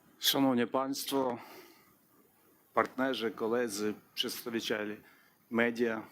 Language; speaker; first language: Polish; non-native, learner; Ukrainian